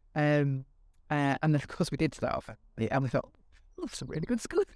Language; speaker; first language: English; native; English